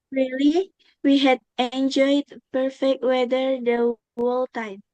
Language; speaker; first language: English; non-native, learner; Indonesian